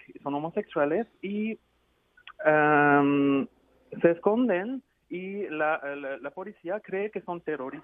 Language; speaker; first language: Spanish; non-native, fluent; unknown